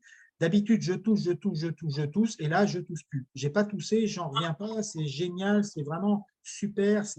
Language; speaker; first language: French; native; French